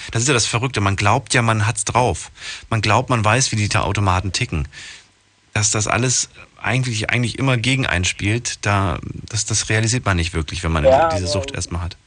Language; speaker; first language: German; native; German